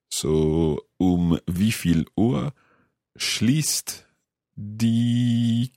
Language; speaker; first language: German; non-native, learner; English